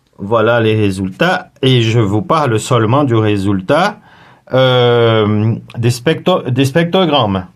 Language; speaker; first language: French; non-native, fluent; Portuguese